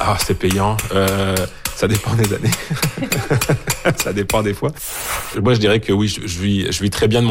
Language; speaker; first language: French; native; French